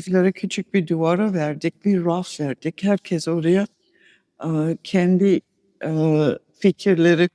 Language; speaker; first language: Turkish; non-native, fluent; English